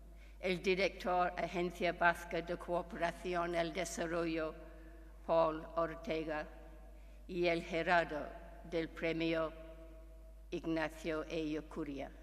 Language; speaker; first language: Spanish; non-native, fluent; English